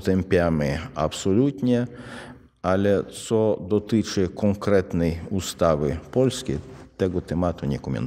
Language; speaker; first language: Polish; non-native, fluent; Russian